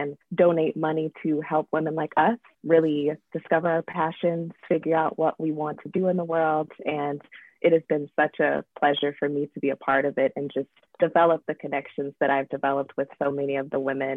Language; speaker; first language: English; native; English